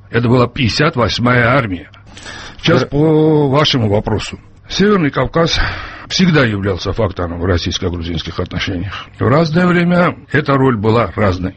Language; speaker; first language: Russian; non-native, local second language; Georgian